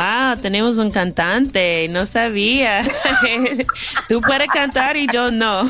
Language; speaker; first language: Spanish; non-native, learner; English